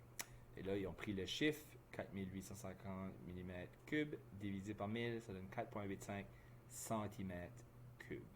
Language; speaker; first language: French; native; French